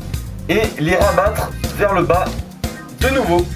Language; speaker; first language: French; native; French